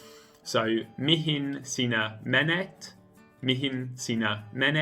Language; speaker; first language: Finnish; non-native, learner; English